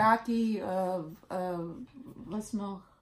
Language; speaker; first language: German; non-native, learner; English